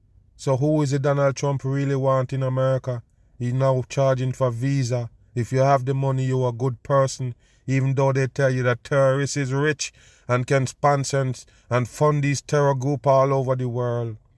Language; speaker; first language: English; native; English